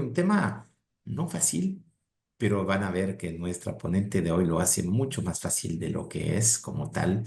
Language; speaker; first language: Spanish; native; Spanish